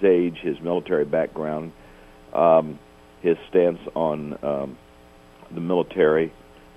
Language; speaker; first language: English; native; English